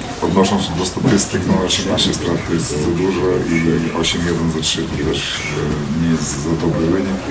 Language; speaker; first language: Polish; non-native, fluent; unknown